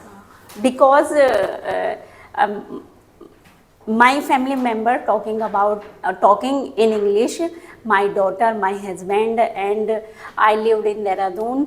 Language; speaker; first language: English; non-native, learner; Hindi